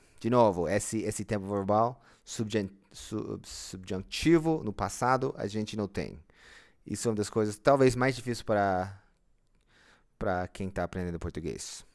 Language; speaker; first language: Portuguese; non-native, fluent; English